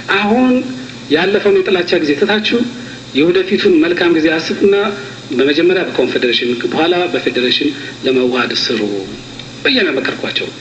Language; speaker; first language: Amharic; native; Amharic